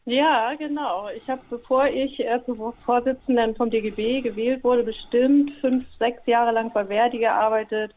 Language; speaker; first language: German; native; German